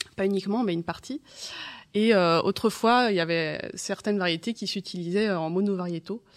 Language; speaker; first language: French; native; French